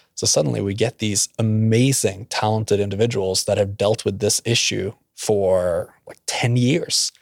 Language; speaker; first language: English; non-native, fluent; Norwegian